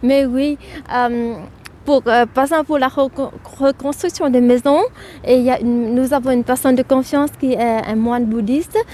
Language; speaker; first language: French; non-native, fluent; Vietnamese